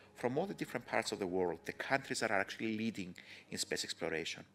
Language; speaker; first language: English; non-native, fluent; Greek